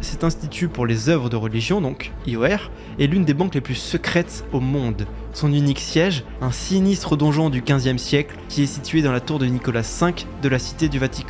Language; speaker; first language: French; native; French